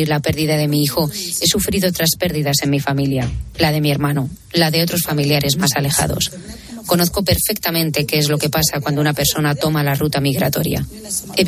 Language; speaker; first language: Spanish; non-native, fluent; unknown